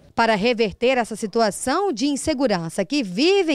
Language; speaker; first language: Portuguese; native; Portuguese